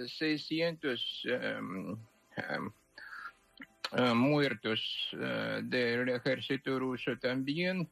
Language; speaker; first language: Spanish; non-native, fluent; Ukrainian